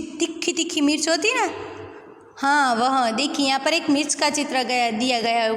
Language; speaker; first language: Hindi; non-native, local second language; Gujarati